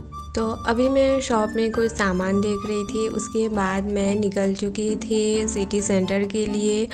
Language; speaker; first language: Hindi; non-native, local second language; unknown